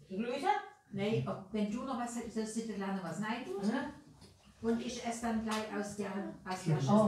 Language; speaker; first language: German; native; German